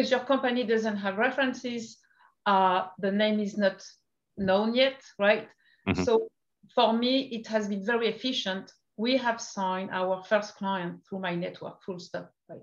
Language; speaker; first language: English; non-native, fluent; French